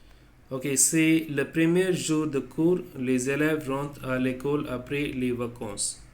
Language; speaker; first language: French; non-native, fluent; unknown